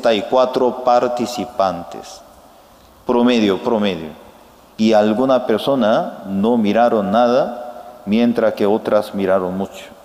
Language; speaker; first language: Spanish; non-native, learner; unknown